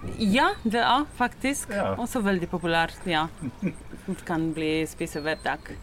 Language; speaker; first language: Norwegian; non-native, learner; Polish